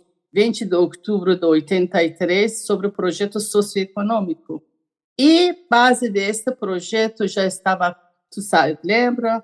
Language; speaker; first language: Portuguese; non-native, learner; Persian